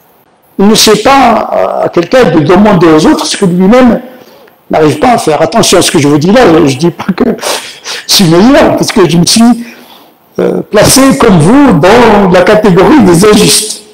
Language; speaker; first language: French; native; French